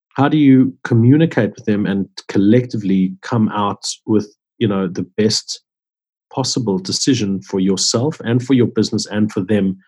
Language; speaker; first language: English; native; English